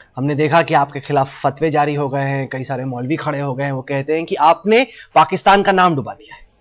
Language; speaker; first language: Hindi; native; Hindi